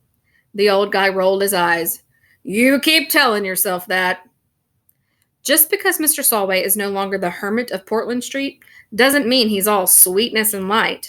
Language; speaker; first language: English; native; English